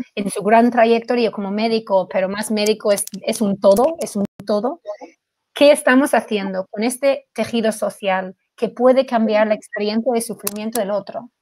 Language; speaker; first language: Spanish; non-native, fluent; English